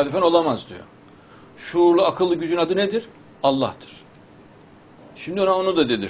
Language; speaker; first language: Turkish; native; Turkish